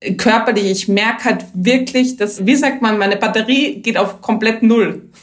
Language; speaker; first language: German; native; German